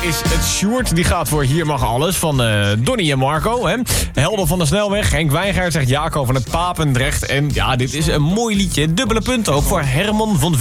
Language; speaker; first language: Dutch; native; Dutch